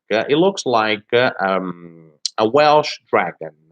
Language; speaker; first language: English; non-native, fluent; Italian